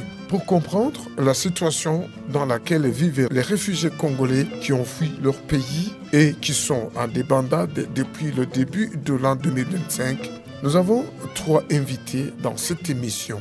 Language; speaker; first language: French; non-native, local second language; Rundi